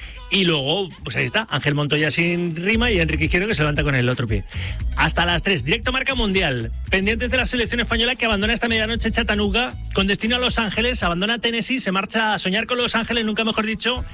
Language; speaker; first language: Spanish; native; Spanish